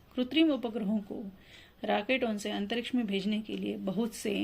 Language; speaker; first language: Hindi; non-native, local second language; Telugu